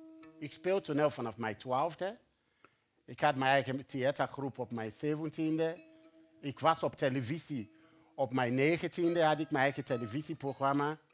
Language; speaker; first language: Dutch; non-native, fluent; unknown